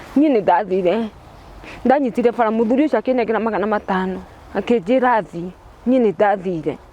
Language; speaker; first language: Kikuyu; non-native, local second language; Turkish